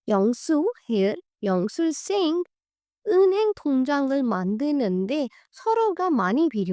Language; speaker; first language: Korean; non-native, fluent; Hindi